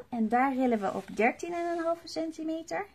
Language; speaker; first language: Dutch; native; Dutch